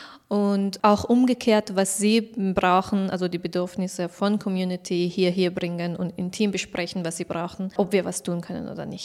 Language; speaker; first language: German; non-native, fluent; Persian